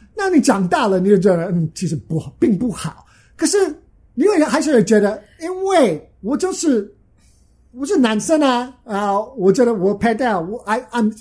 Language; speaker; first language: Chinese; non-native, fluent; English